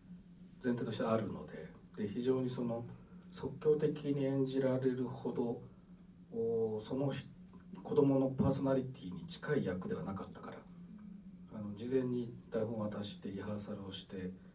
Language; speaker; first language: Japanese; native; Japanese